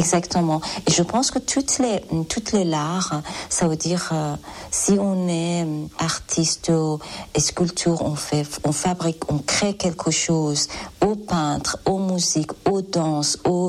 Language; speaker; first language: French; non-native, fluent; Persian